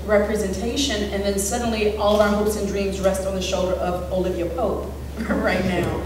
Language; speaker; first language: English; native; English